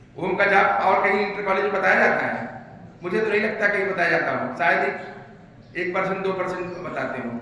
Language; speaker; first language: Hindi; native; Hindi